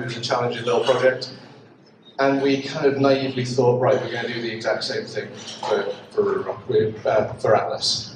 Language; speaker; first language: English; native; English